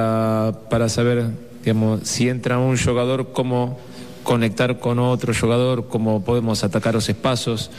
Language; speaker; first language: Portuguese; non-native, fluent; Spanish